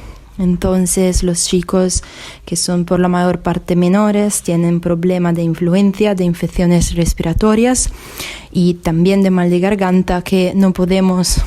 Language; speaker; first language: Spanish; non-native, fluent; Italian